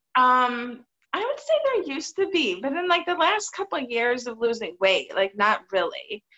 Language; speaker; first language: English; native; English